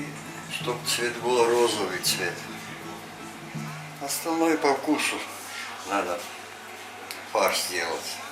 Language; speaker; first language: Russian; non-native, local second language; Georgian